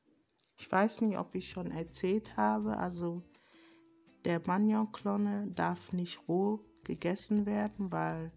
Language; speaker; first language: German; non-native, fluent; Akan